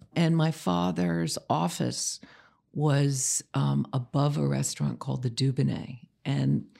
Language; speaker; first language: English; native; English